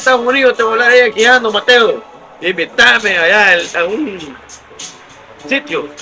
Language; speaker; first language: Spanish; native; Spanish